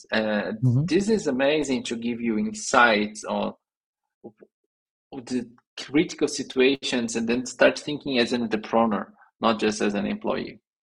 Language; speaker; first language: English; non-native, fluent; Portuguese